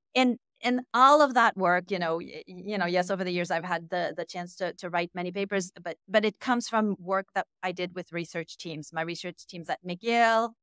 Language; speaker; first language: English; native; English